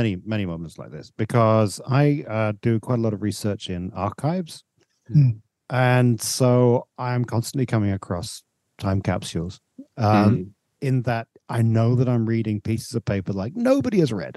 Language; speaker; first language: English; native; English